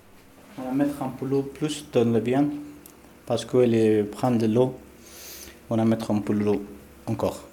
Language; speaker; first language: French; non-native, learner; Pashto